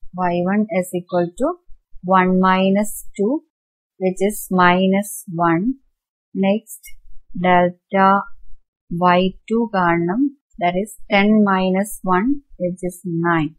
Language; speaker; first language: English; non-native, local second language; Malayalam